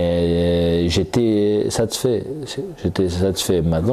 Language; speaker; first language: French; non-native, fluent; Portuguese